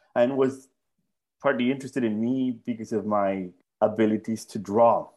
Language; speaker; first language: English; non-native, fluent; Spanish